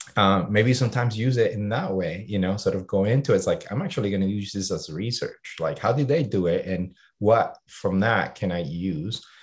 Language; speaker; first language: English; non-native, fluent; Spanish